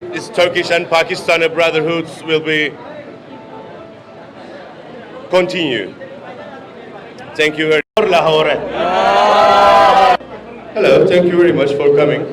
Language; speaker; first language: English; non-native, learner; Turkish